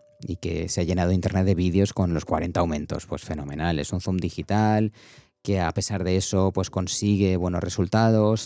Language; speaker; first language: Spanish; native; Spanish